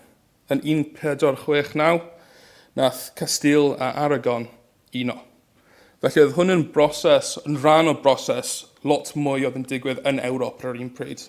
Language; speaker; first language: Welsh; native; Welsh